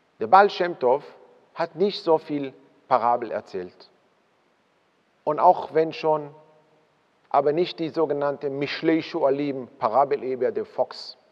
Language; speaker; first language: German; non-native, fluent; Hebrew